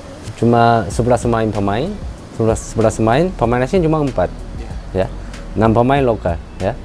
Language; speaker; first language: Indonesian; non-native, fluent; Korean